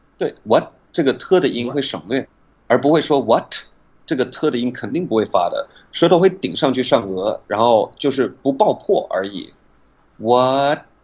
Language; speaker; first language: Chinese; non-native, fluent; English